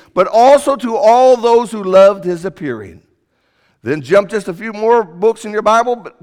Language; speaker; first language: English; native; English